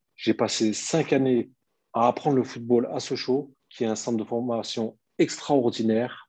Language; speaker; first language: French; early bilingual, other home language; Turkish